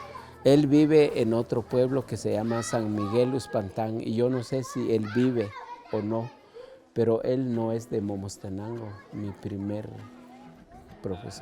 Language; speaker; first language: Spanish; non-native, local second language; Kʼicheʼ